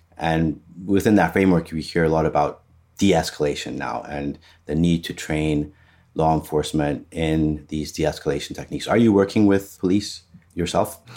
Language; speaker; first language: English; non-native, fluent; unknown